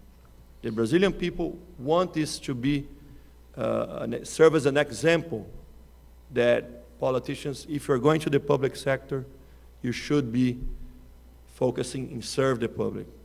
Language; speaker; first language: English; non-native, fluent; Portuguese